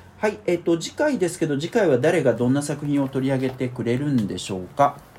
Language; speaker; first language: Japanese; native; Japanese